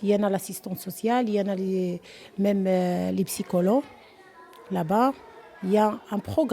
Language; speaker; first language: French; non-native, learner; Arabic